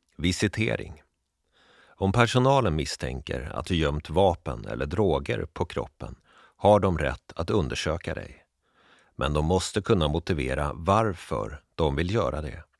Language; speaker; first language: Swedish; native; Swedish